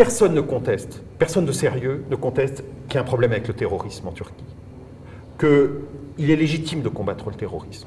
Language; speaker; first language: French; native; French